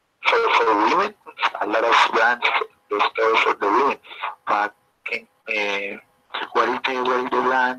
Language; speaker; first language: English; non-native, learner; Spanish